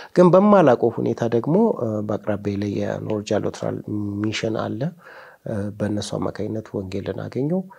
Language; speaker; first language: Amharic; native; Amharic